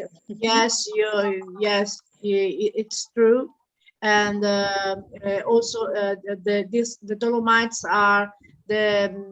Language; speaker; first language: English; non-native, learner; Italian